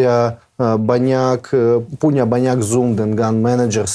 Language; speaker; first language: Indonesian; non-native, learner; Russian